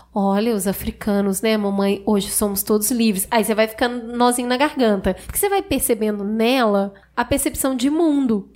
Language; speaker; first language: Portuguese; native; Portuguese